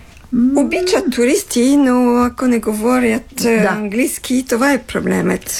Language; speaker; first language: Bulgarian; non-native, fluent; French